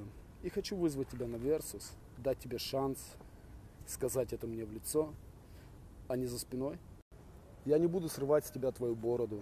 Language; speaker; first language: Russian; native; Russian